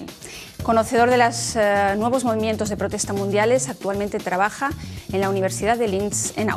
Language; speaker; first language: Spanish; native; Spanish